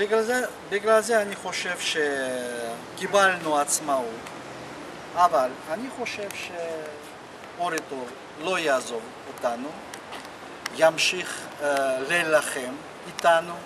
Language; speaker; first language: Hebrew; non-native, fluent; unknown